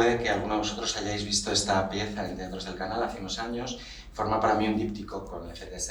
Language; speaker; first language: Spanish; native; Spanish